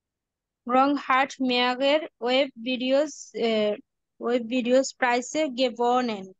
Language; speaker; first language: German; non-native, learner; Bangla